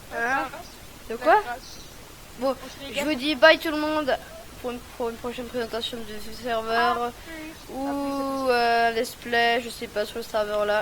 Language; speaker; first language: French; native; French